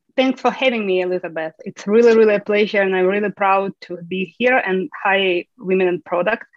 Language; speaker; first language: English; non-native, fluent; Ukrainian